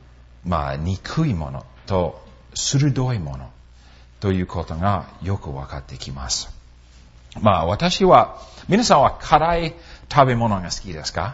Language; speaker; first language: Japanese; non-native, fluent; English